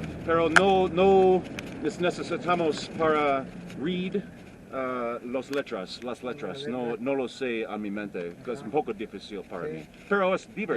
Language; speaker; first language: Spanish; non-native, learner; English